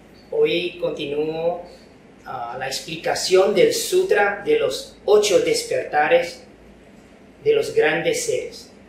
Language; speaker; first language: Spanish; non-native, fluent; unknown